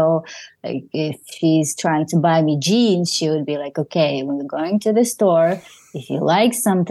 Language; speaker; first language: English; non-native, fluent; Russian